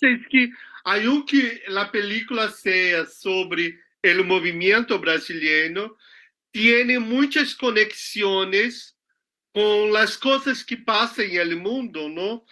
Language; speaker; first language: Spanish; non-native, learner; Portuguese